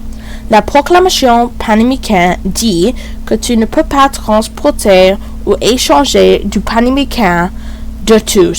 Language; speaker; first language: French; non-native, learner; English